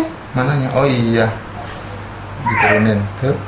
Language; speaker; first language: Indonesian; native; Indonesian